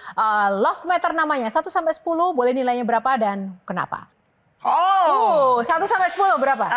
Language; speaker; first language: Indonesian; native; Indonesian